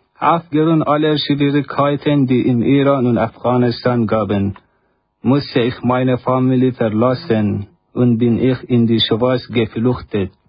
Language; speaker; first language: German; non-native, learner; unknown